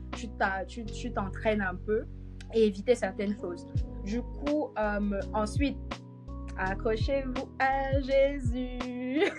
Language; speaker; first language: French; native; French